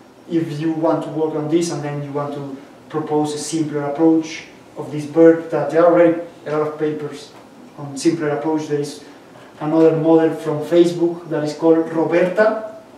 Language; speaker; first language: English; non-native, fluent; Spanish